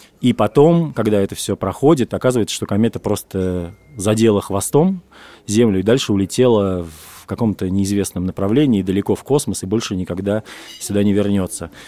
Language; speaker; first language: Russian; native; Russian